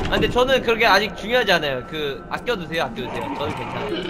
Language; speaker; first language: Korean; native; Korean